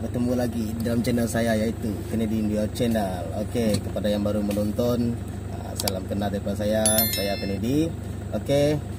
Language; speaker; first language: Malay; non-native, local second language; Iban